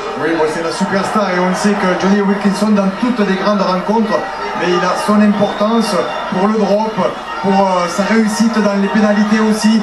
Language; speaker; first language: French; native; French